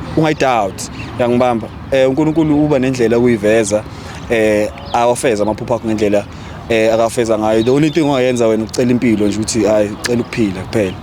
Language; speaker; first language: Zulu; native; Zulu